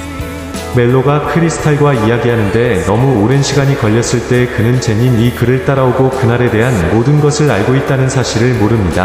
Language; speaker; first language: Korean; non-native, learner; Filipino